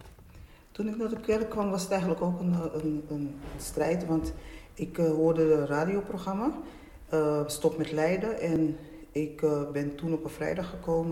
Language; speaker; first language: Dutch; native; Dutch